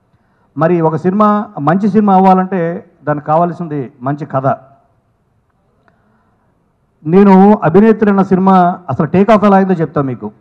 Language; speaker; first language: Telugu; native; Telugu